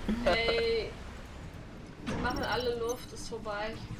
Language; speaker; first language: German; native; German